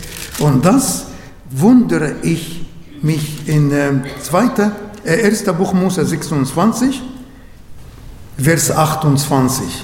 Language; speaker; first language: German; non-native, learner; Arabic